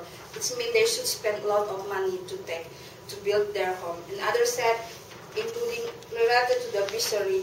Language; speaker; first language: English; non-native, learner; Indonesian